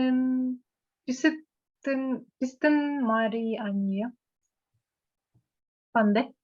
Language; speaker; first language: Korean; non-native, learner; Russian